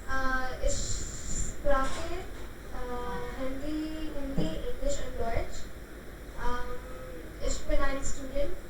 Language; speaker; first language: German; non-native, learner; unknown